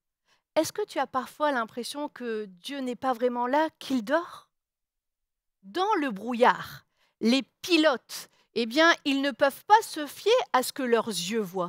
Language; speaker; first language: French; native; French